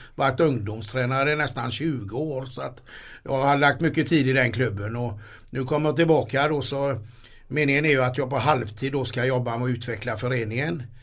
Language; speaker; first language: Swedish; native; Swedish